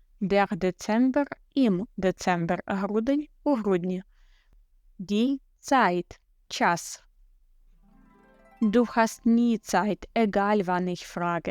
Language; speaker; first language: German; non-native, fluent; Ukrainian